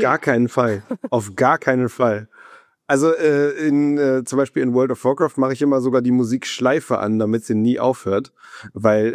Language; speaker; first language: German; native; German